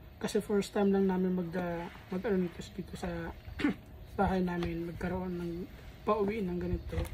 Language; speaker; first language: Filipino; native; Filipino